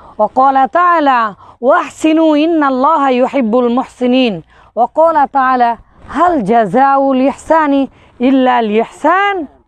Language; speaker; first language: Arabic; non-native, fluent; Bangla